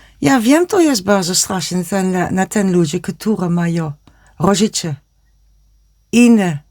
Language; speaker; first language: Polish; non-native, learner; Dutch